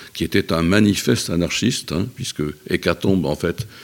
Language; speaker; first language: French; native; French